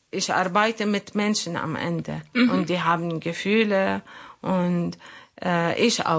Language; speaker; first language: German; non-native, learner; Arabic